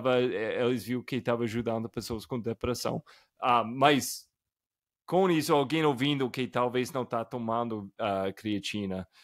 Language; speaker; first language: Portuguese; non-native, fluent; English